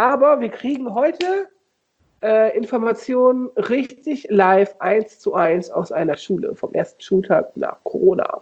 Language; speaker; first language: German; native; German